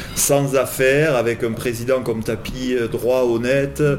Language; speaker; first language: French; native; French